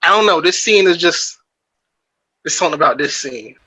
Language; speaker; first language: English; native; English